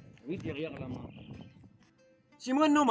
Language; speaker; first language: French; non-native, learner; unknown